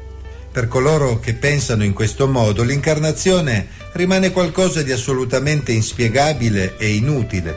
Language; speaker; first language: Italian; native; Italian